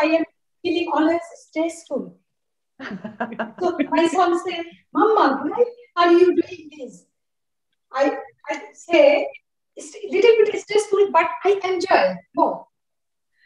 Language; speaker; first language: English; non-native, learner; Bangla